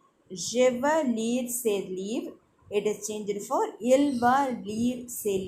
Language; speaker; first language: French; non-native, fluent; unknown